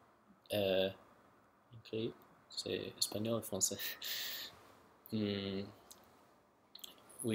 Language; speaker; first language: French; non-native, local second language; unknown